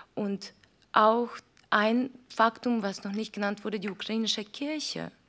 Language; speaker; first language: German; non-native, fluent; Ukrainian